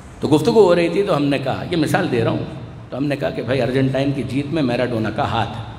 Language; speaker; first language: Urdu; non-native, local second language; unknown